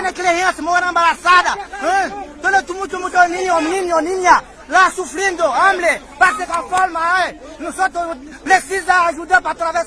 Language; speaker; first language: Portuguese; non-native, learner; Haitian Creole